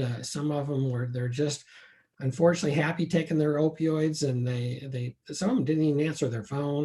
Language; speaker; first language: English; native; English